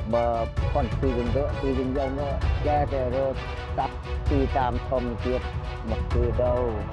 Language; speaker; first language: Khmer; non-native, local second language; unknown